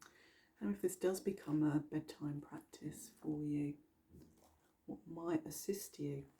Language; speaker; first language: English; native; English